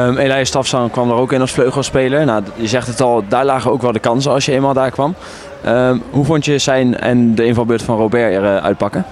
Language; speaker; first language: Dutch; native; Dutch